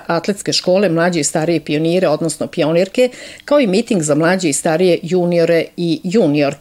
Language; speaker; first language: Serbian; native; Serbian